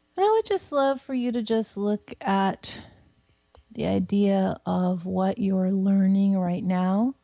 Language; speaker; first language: English; native; English